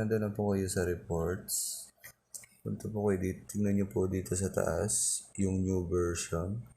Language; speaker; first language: Filipino; native; Filipino